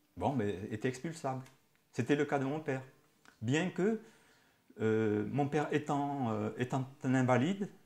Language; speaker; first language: French; native; French